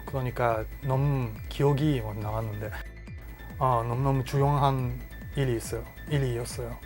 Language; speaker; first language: Korean; non-native, learner; Japanese